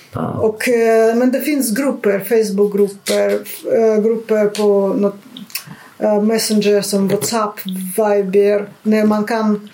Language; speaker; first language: Swedish; non-native, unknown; Russian